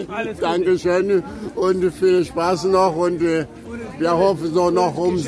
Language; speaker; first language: German; non-native, learner; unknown